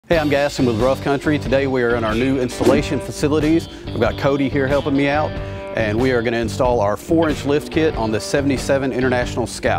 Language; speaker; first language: English; native; English